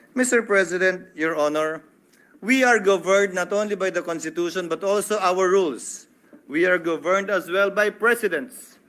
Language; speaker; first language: English; non-native, local second language; Filipino